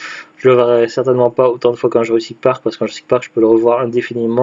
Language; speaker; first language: French; native; French